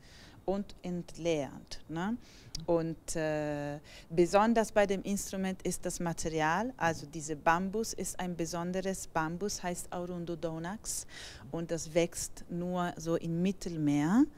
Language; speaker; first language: German; non-native, fluent; Italian